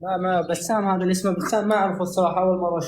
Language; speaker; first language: Arabic; native; Arabic